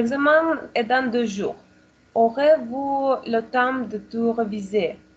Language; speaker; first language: French; non-native, learner; Russian